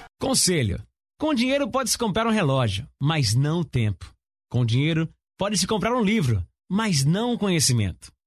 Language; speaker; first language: Portuguese; native; Portuguese